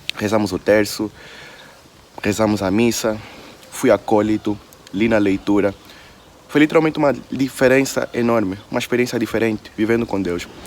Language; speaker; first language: Portuguese; native; Portuguese